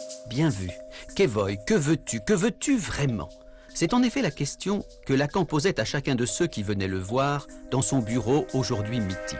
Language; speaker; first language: French; native; French